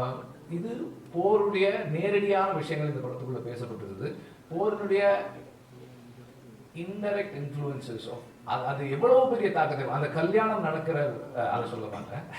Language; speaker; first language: Tamil; native; Tamil